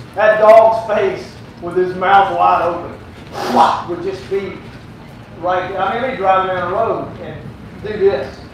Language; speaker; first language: English; native; English